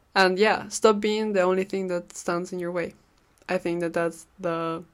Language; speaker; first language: English; non-native, fluent; Spanish